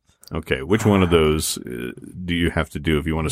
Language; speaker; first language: English; native; English